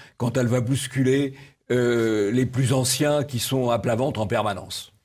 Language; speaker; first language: French; native; French